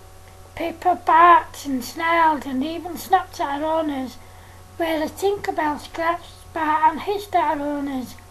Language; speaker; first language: English; native; English